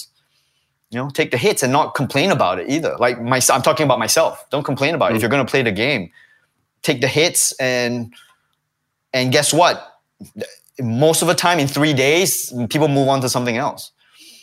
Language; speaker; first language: English; native; English